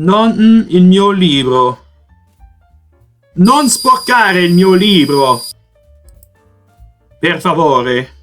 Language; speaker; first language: Italian; non-native, learner; Portuguese